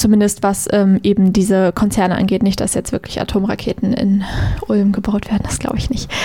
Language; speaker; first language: German; native; German